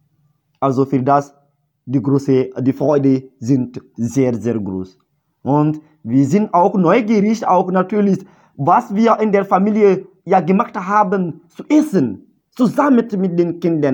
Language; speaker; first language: German; non-native, learner; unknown